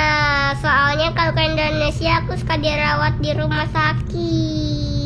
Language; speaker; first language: Indonesian; early bilingual, heritage; Indonesian